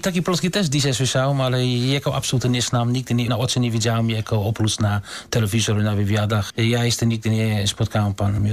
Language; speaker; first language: Polish; non-native, learner; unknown